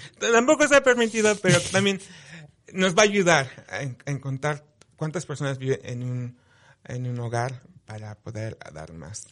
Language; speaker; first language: Spanish; early bilingual, heritage; Spanish